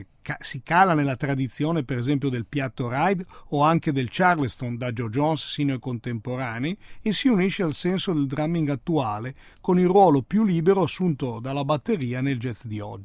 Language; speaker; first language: Italian; native; Italian